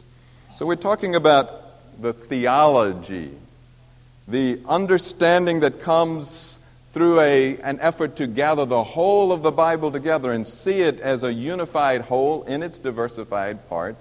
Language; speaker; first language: English; native; English